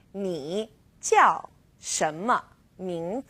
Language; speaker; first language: Chinese; non-native, fluent; English